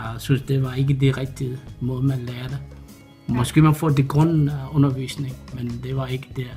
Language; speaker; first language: Danish; non-native, learner; Arabic